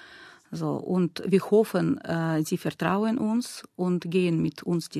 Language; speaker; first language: German; non-native, learner; Russian